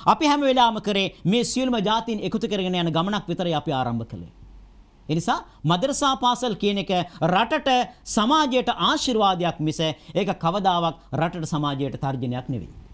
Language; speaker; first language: Sinhala; non-native, local second language; Tamil